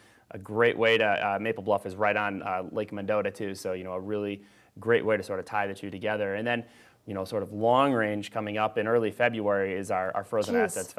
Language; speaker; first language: English; native; English